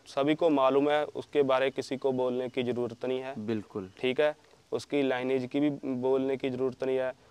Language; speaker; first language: Hindi; native; Hindi